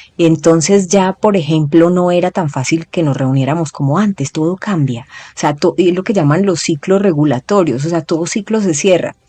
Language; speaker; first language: Spanish; native; Spanish